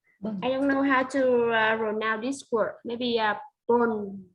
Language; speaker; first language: English; non-native, learner; Vietnamese